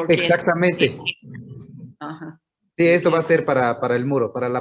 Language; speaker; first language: Spanish; non-native, local second language; Zapotec